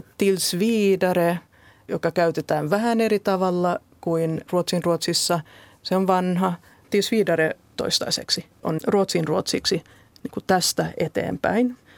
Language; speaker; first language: Finnish; non-native, local second language; Swedish